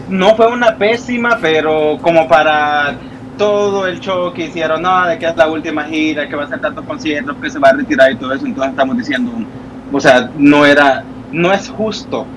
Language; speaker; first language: Spanish; native; Spanish